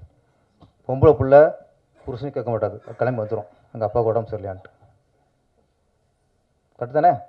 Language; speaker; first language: Tamil; native; Tamil